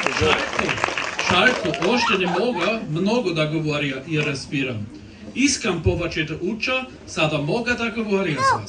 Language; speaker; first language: Bulgarian; non-native, learner; German